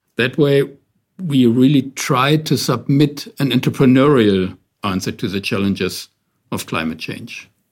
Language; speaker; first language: English; non-native, fluent; German